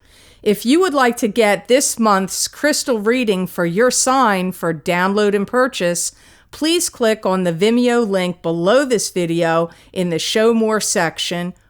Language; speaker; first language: English; native; English